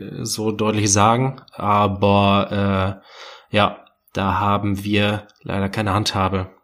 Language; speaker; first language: German; native; German